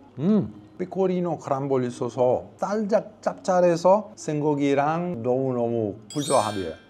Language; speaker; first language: Korean; non-native, learner; Italian